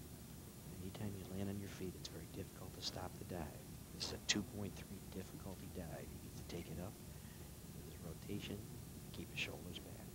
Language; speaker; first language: English; native; English